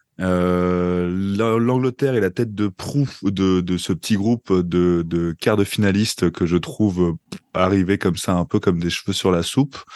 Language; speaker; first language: French; native; French